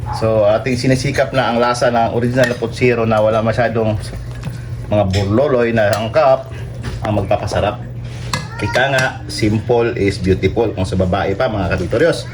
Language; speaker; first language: Filipino; non-native, local second language; Cebuano